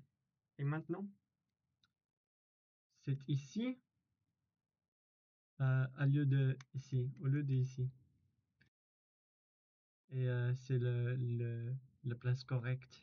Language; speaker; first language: French; non-native, learner; English